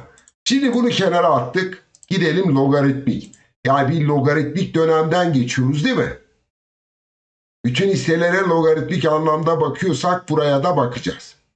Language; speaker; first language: Turkish; native; Turkish